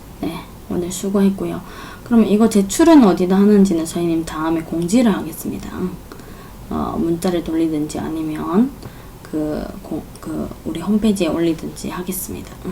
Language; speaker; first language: Korean; non-native, fluent; Chinese